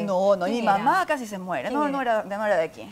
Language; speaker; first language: Spanish; native; Spanish